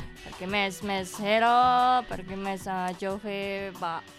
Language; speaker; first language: Catalan; non-native, learner; Indonesian